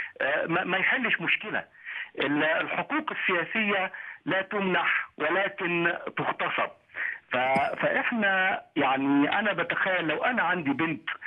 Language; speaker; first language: Arabic; native; Arabic